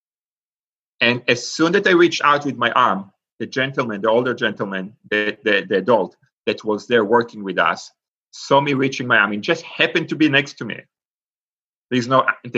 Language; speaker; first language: English; non-native, fluent; Hebrew